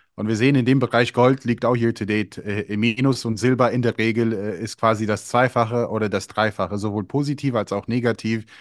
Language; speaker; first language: German; early bilingual, other home language; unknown